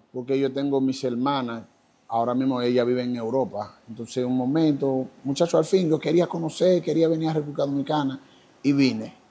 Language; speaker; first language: Spanish; non-native, fluent; Haitian Creole